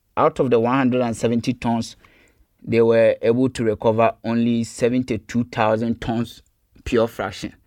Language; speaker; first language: English; non-native, local second language; Akan